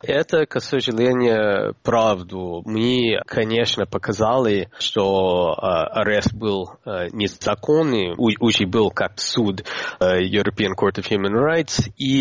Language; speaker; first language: Russian; non-native, fluent; English